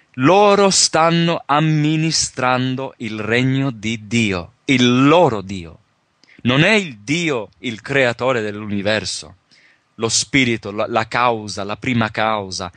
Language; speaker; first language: Italian; early bilingual, heritage; Italian